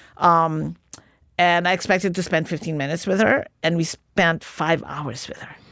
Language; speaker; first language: English; non-native, local second language; Filipino